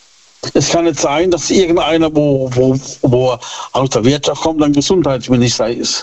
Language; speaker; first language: German; native; German